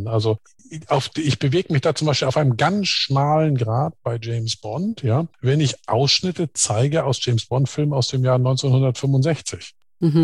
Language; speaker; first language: German; native; German